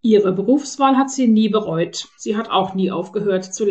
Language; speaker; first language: German; native; German